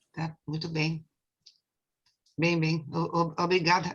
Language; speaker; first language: Portuguese; non-native, fluent; Spanish